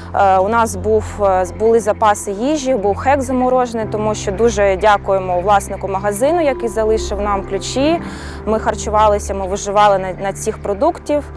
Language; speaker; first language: Ukrainian; native; Ukrainian